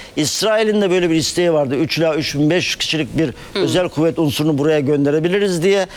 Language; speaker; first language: Turkish; native; Turkish